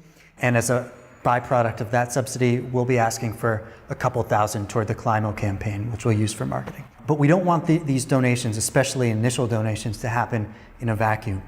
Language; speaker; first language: English; native; English